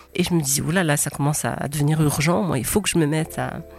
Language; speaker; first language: French; non-native, local second language; Arabic